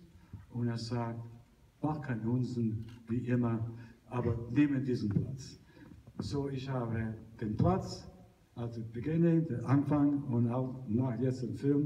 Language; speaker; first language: German; non-native, learner; Italian